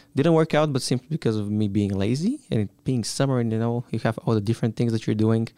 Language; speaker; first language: English; non-native, fluent; Bulgarian